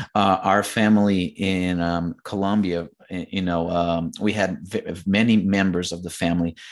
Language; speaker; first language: English; non-native, fluent; Portuguese